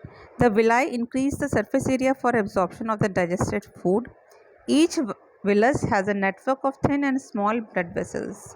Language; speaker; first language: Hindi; native; Hindi